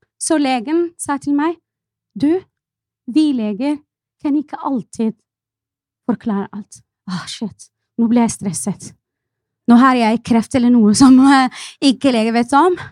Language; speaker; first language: Norwegian; non-native, fluent; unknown